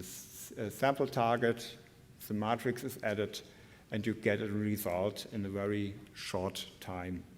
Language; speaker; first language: English; non-native, fluent; German